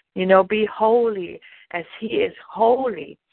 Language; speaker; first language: English; non-native, fluent; German